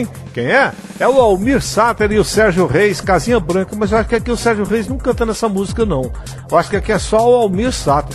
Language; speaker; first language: Portuguese; native; Portuguese